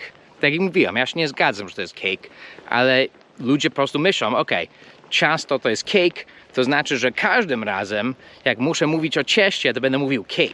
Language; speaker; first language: Polish; non-native, fluent; English